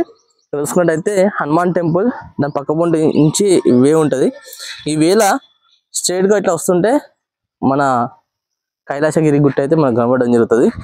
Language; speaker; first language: Telugu; native; Telugu